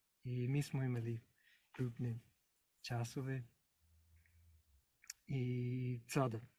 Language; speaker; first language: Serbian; non-native, learner; English